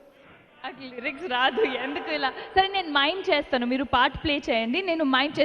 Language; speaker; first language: Telugu; non-native, learner; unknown